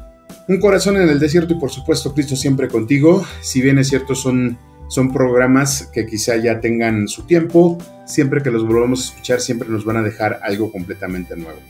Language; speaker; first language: Spanish; native; Spanish